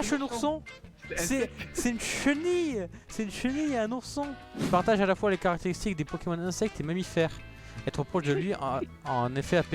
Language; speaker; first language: French; native; French